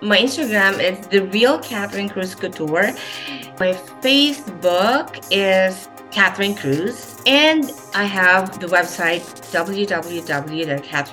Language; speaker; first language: English; non-native, local second language; Filipino